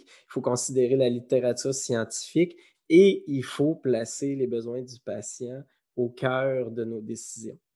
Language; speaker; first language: French; native; French